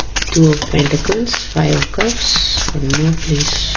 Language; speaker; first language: English; non-native, local second language; Tamil